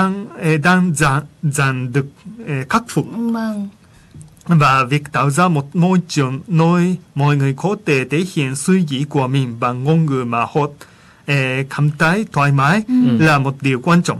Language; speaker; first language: Vietnamese; non-native, fluent; Japanese